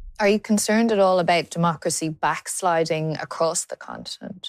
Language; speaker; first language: English; native; English